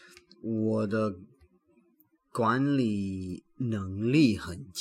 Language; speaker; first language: Chinese; non-native, learner; English